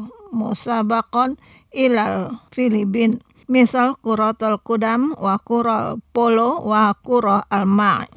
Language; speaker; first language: Arabic; non-native, learner; Indonesian